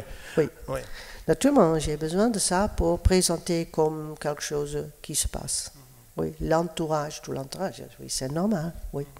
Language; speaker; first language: French; non-native, fluent; Dutch